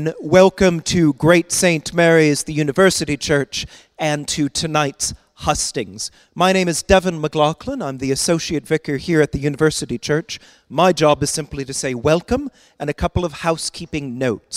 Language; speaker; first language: English; native; English